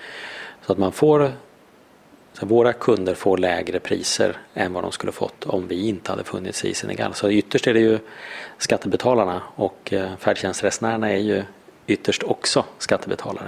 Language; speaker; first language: Swedish; native; Swedish